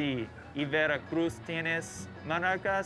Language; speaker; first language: Spanish; non-native, learner; English